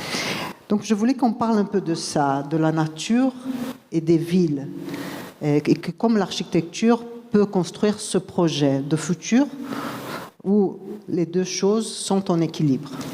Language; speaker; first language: French; non-native, fluent; Portuguese